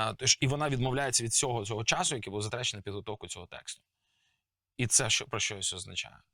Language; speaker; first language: Ukrainian; native; Ukrainian